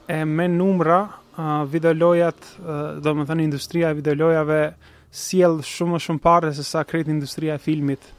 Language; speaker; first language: Albanian; native; Albanian